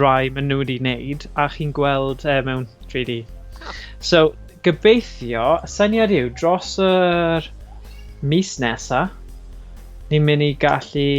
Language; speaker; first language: Welsh; native; Welsh